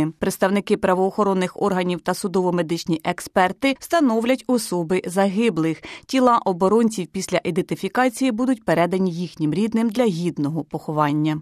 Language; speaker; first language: Ukrainian; native; Ukrainian